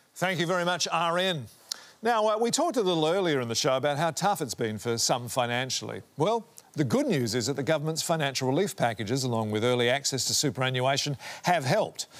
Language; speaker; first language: English; native; English